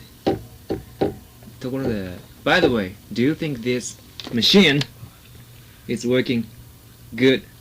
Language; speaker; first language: English; non-native, learner; Japanese